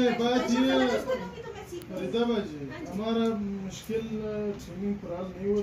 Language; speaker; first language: Hindi; non-native, learner; Pashto